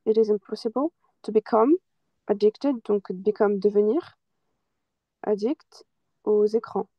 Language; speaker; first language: English; non-native, fluent; French